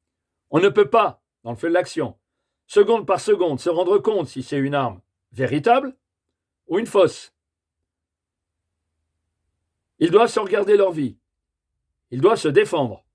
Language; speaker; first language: French; native; French